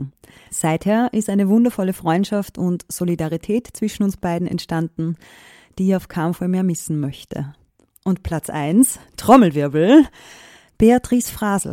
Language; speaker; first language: German; native; German